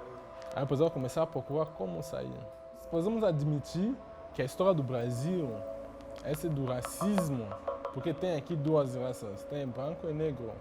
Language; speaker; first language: Portuguese; non-native, learner; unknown